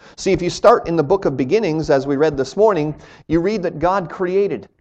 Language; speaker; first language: English; native; English